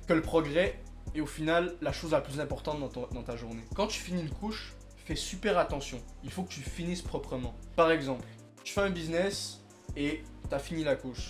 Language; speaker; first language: French; native; French